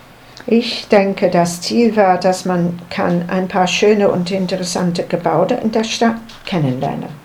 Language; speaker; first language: German; non-native, learner; English